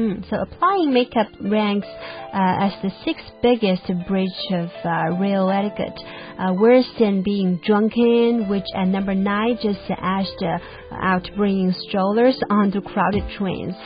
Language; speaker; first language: English; non-native, fluent; Chinese